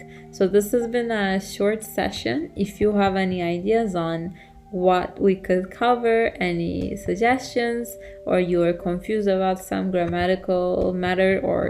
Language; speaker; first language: English; non-native, fluent; Turkish